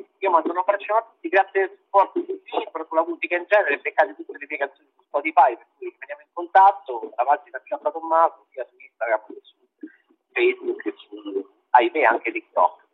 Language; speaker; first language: Italian; native; Italian